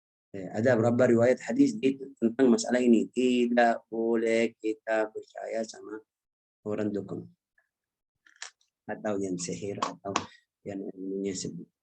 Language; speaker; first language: Indonesian; non-native, fluent; Arabic